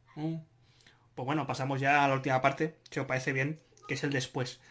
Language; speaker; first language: Spanish; native; Spanish